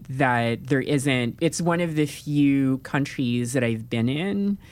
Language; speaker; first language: English; non-native, local second language; Filipino